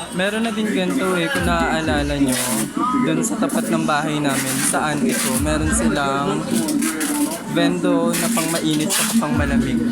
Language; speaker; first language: Filipino; native; Filipino